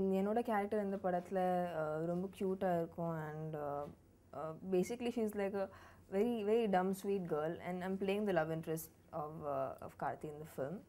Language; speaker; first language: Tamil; non-native, learner; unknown